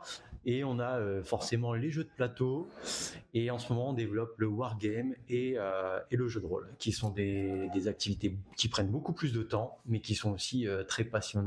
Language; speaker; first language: French; native; French